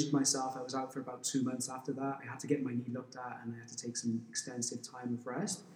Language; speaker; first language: English; native; English